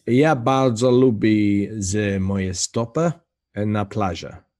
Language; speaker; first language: Polish; non-native, learner; English